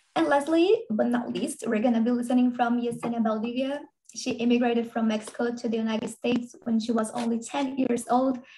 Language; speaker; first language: English; non-native, fluent; Portuguese